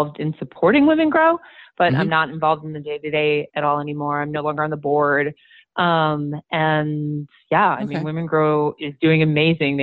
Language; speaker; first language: English; native; English